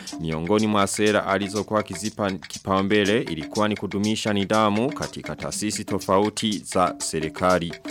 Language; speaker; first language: Swahili; non-native, local second language; Rundi